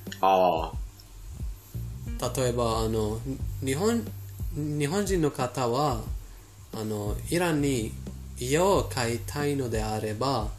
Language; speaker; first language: Japanese; non-native, fluent; Persian